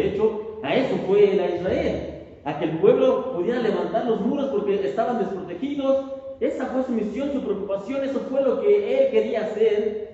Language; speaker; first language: Spanish; native; Spanish